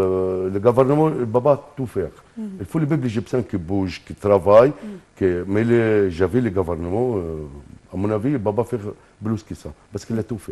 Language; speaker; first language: French; non-native, fluent; Arabic